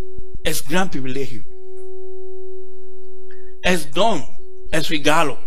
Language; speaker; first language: Spanish; non-native, learner; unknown